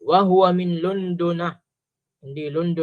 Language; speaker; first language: Arabic; non-native, fluent; Filipino